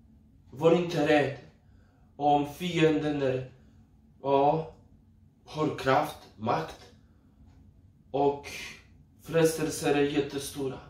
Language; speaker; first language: Swedish; non-native, fluent; Polish